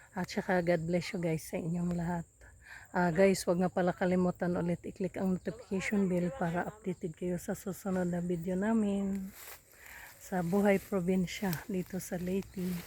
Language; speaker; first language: Filipino; non-native, local second language; Waray